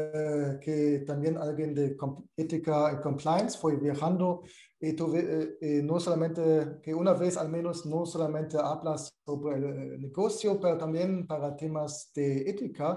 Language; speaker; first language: Spanish; non-native, fluent; German